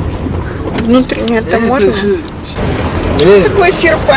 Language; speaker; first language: Russian; native; Russian